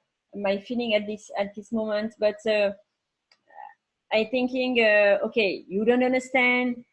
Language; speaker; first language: English; non-native, learner; French